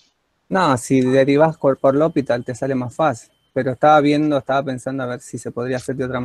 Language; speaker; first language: Spanish; native; Spanish